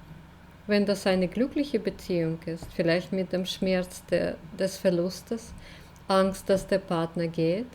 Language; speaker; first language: German; non-native, fluent; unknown